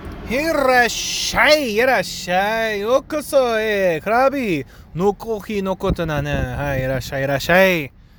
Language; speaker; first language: Japanese; non-native, learner; English